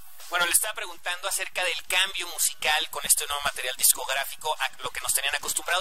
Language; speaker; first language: Spanish; native; Spanish